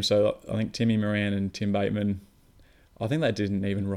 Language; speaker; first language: English; native; English